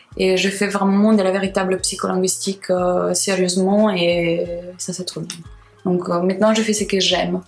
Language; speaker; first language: French; non-native, fluent; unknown